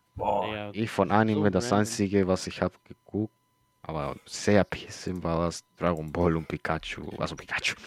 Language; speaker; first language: German; early bilingual, other home language; Spanish